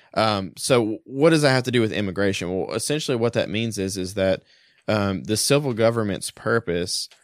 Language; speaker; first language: English; early bilingual, other home language; German